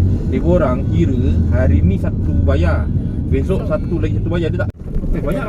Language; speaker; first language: Malay; native; Malay